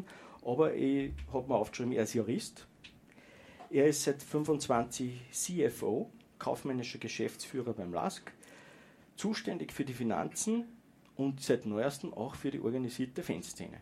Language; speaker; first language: German; native; German